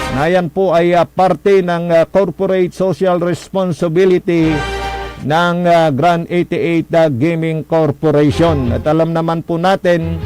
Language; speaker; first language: Filipino; non-native, local second language; Pangasinan